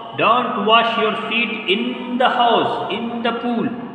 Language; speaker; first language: English; non-native, local second language; Urdu